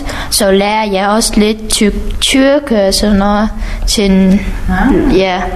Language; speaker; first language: Danish; non-native, fluent; Vietnamese